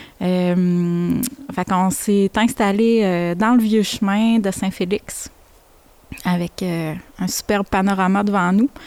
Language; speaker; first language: French; native; French